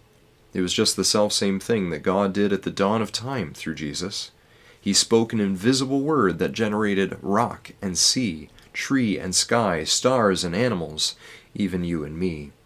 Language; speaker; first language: English; native; English